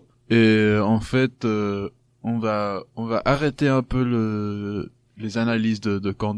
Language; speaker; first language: French; non-native, fluent; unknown